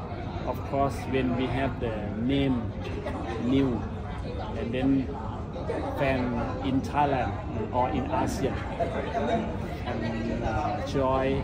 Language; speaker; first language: English; non-native, learner; Thai